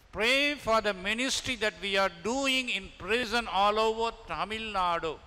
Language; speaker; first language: English; non-native, local second language; Tamil